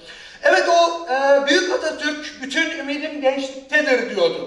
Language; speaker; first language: Turkish; native; Turkish